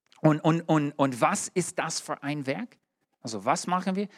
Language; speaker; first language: German; non-native, learner; English